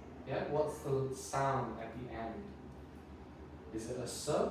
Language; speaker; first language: English; native; English